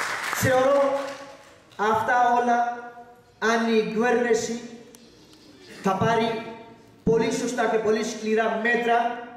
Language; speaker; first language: Greek; non-native, learner; Urdu